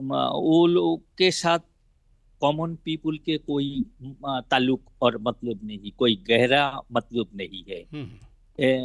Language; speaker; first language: Hindi; non-native, learner; Bangla